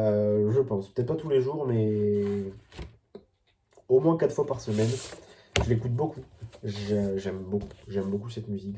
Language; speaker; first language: French; native; French